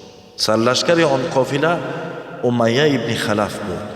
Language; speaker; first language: Persian; native; Persian